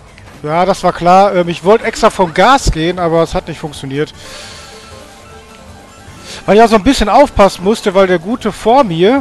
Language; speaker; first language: German; native; German